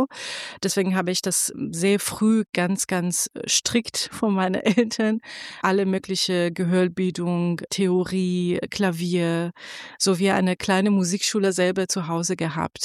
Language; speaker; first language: German; non-native, fluent; Persian